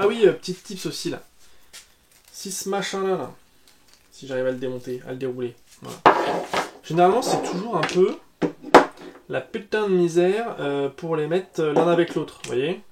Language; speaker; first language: French; native; French